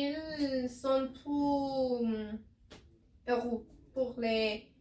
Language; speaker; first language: French; non-native, learner; Spanish